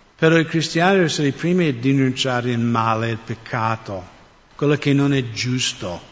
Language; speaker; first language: Italian; non-native, fluent; English